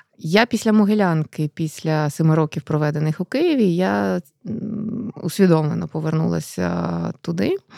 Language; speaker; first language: Ukrainian; native; Ukrainian